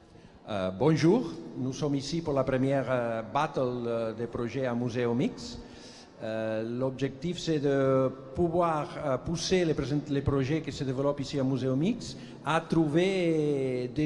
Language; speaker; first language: French; non-native, fluent; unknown